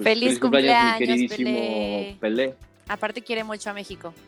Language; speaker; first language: Spanish; native; Spanish